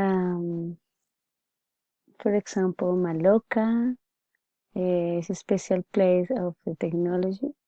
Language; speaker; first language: English; non-native, learner; Spanish